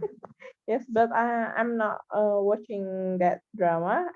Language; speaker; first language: English; non-native, learner; Indonesian